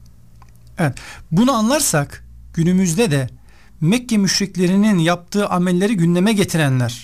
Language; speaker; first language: Turkish; native; Turkish